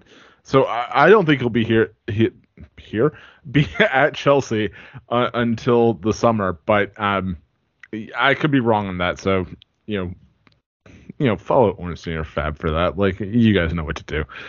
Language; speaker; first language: English; native; English